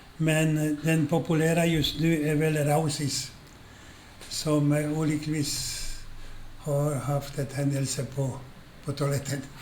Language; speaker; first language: Swedish; non-native, fluent; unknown